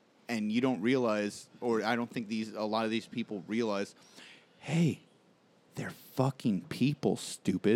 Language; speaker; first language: English; native; English